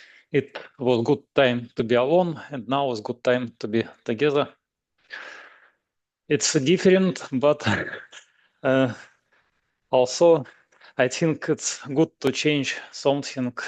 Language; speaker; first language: English; non-native, learner; Russian